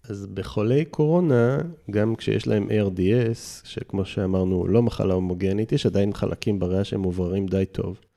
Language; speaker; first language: Hebrew; native; Hebrew